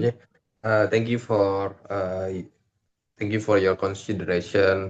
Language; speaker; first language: English; non-native, learner; Indonesian